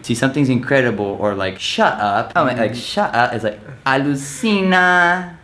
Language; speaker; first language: English; native; English